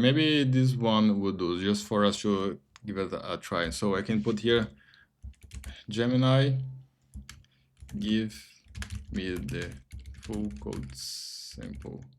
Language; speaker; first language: English; non-native, fluent; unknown